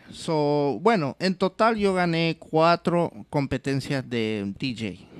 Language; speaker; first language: Spanish; early bilingual, heritage; Spanish